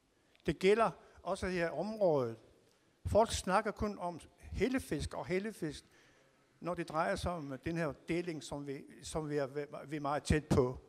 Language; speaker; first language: Danish; non-native, local second language; Kalaallisut